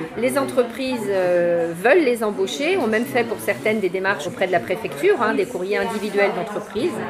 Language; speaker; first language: French; native; French